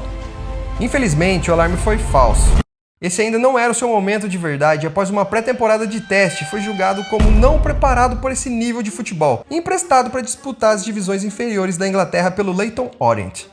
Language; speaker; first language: Portuguese; native; Portuguese